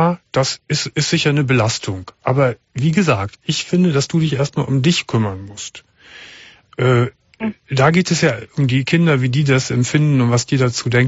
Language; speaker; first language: German; native; German